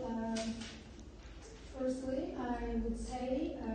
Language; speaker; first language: English; non-native, learner; Uzbek